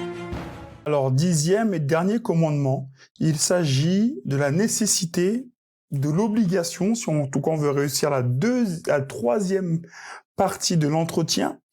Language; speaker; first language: French; native; French